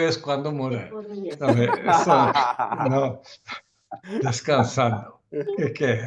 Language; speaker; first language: Spanish; non-native, learner; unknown